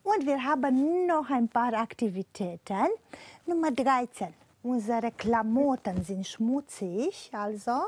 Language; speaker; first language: German; non-native, fluent; Romanian